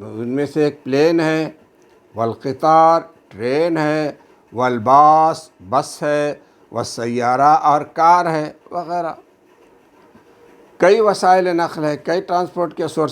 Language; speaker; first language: Urdu; native; Urdu